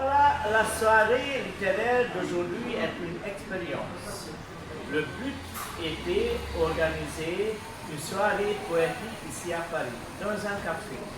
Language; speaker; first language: French; non-native, learner; Hungarian